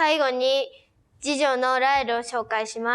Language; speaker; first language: Japanese; early bilingual, other home language; Korean